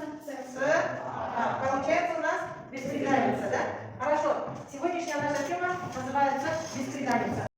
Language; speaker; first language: Russian; non-native, local second language; Kazakh